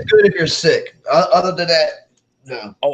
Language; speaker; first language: English; native; English